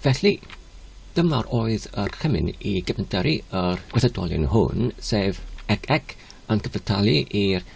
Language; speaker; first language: Welsh; non-native, learner; English